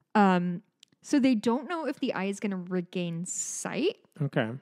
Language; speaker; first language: English; native; English